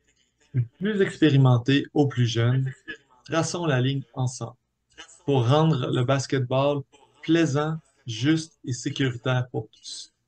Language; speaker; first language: French; native; French